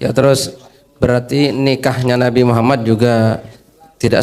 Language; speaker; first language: Indonesian; native; Indonesian